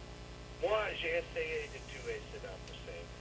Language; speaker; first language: French; non-native, fluent; English